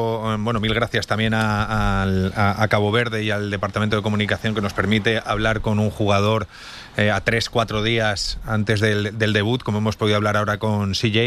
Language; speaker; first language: Spanish; native; Spanish